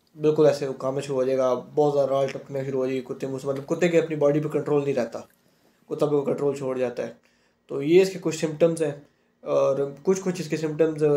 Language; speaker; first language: Urdu; non-native, local second language; Punjabi